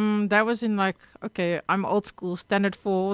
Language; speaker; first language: English; native; English